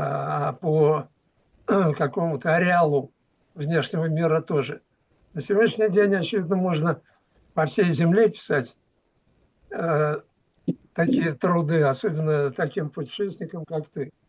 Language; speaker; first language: Russian; native; Russian